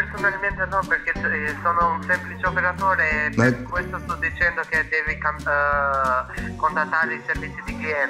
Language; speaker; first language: Italian; non-native, local second language; Albanian